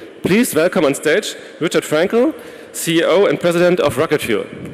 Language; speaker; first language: English; non-native, fluent; German